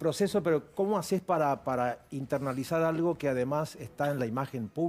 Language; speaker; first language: Spanish; native; Spanish